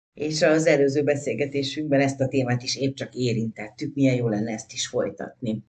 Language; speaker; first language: Hungarian; native; Hungarian